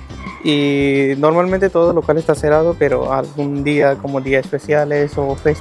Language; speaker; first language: Spanish; non-native, learner; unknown